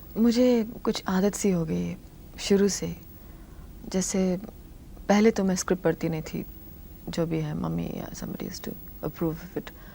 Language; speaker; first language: Hindi; non-native, local second language; Tamil